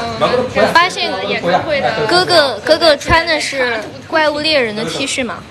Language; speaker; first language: Chinese; native; Chinese